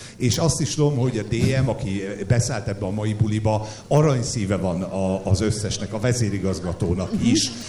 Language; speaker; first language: Hungarian; native; Hungarian